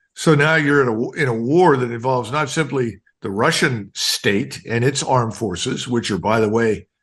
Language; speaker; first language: English; native; English